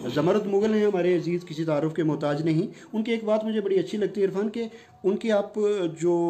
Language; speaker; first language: Urdu; non-native, local second language; Punjabi